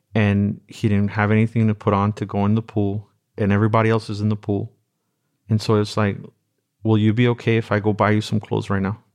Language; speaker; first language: English; native; English